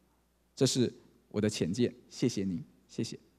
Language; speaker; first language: Chinese; native; Chinese